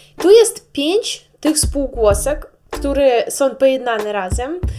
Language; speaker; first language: Polish; non-native, learner; Russian